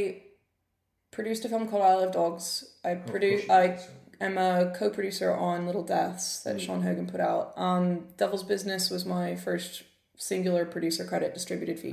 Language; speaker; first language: English; native; English